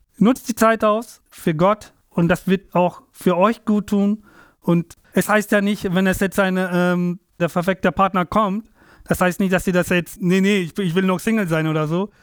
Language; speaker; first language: German; non-native, fluent; Tamil